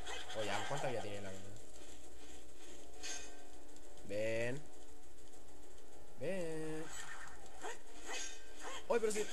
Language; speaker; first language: Spanish; native; Spanish